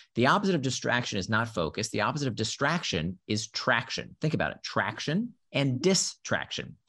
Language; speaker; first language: English; early bilingual, other home language; Hebrew